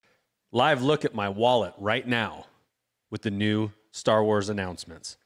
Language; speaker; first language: English; native; English